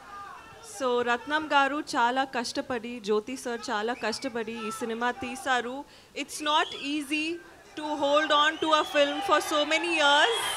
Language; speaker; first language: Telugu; non-native, learner; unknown